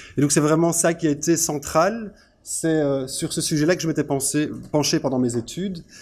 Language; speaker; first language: French; native; French